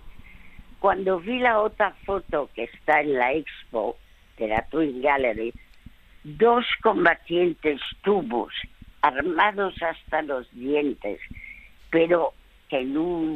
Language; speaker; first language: Spanish; early bilingual, other home language; French